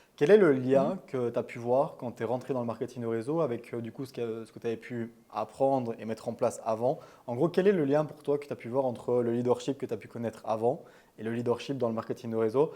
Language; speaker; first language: French; native; French